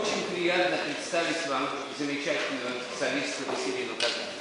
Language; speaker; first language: Russian; native; Russian